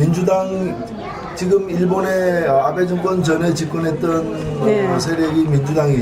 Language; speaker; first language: Korean; native; Korean